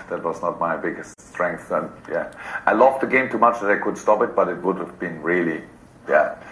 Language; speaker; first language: English; non-native, fluent; German